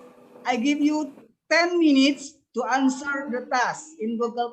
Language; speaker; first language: English; non-native, learner; Indonesian